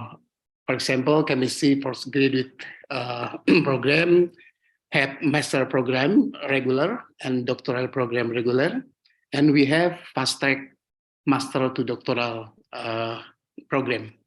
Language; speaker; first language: English; non-native, learner; Indonesian